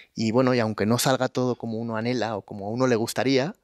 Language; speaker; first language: Spanish; native; Spanish